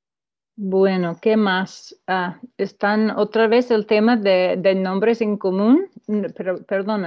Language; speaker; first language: Spanish; non-native, fluent; English